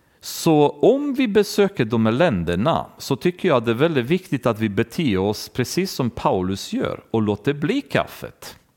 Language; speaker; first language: Swedish; non-native, fluent; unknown